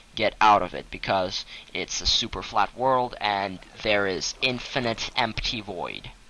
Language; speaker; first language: English; non-native, fluent; Russian